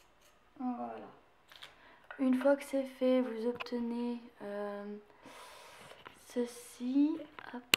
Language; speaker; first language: French; native; French